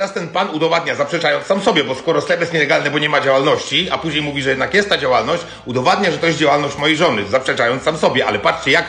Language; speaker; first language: Polish; native; Polish